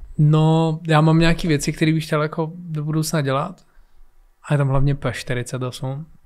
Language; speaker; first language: Czech; native; Czech